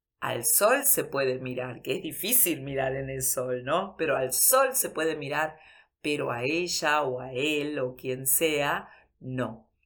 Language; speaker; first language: Spanish; early bilingual, heritage; Spanish